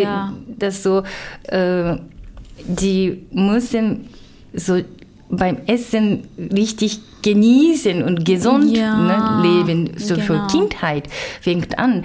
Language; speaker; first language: German; non-native, learner; Japanese